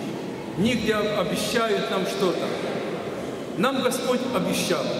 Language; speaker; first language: Russian; non-native, local second language; Ukrainian